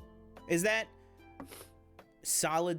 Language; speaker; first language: English; native; English